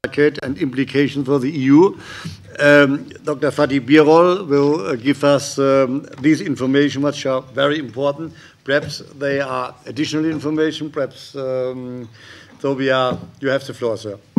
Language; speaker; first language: English; non-native, fluent; German